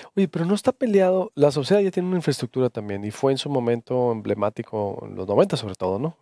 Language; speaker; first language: Spanish; native; Spanish